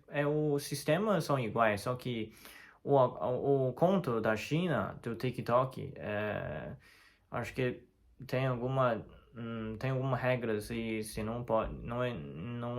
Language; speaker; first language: Portuguese; non-native, fluent; Chinese